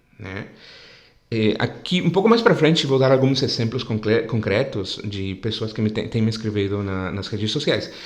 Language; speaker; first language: Portuguese; non-native, fluent; Spanish